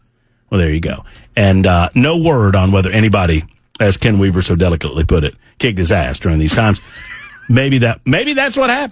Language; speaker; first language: English; native; English